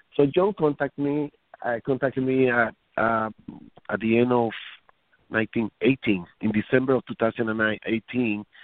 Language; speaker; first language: English; non-native, fluent; Spanish